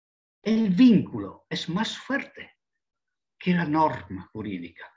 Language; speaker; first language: Spanish; non-native, fluent; Italian